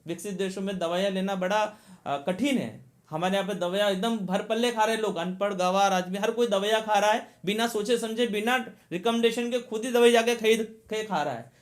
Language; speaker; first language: Hindi; native; Hindi